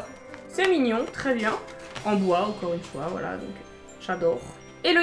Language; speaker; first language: French; native; French